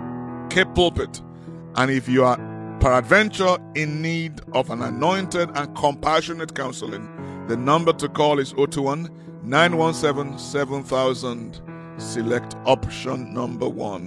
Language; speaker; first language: English; non-native, local second language; Yoruba